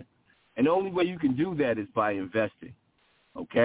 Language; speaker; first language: English; native; English